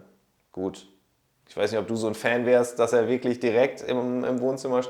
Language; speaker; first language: German; native; German